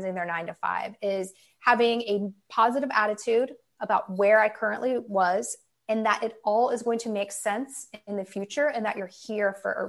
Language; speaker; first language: English; native; English